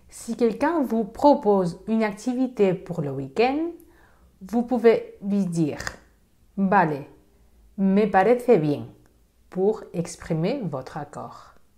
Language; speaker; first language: French; non-native, fluent; Spanish